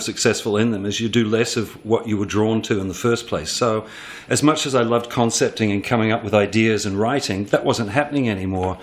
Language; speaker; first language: English; native; English